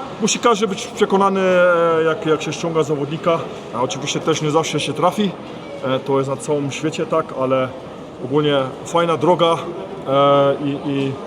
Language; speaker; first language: Polish; early bilingual, heritage; Polish